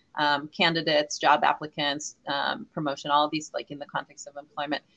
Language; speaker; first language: English; non-native, fluent; Hebrew